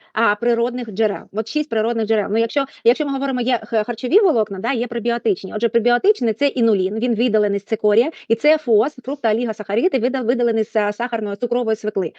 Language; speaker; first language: Ukrainian; non-native, local second language; Russian